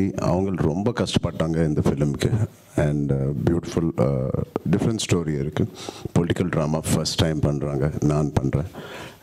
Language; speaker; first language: Tamil; non-native, local second language; Telugu